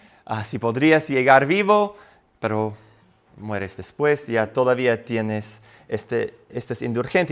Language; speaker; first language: Spanish; non-native, fluent; English